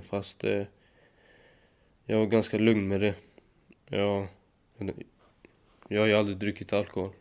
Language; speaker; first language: Swedish; native; Swedish